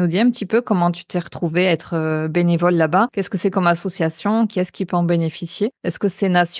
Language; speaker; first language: French; native; French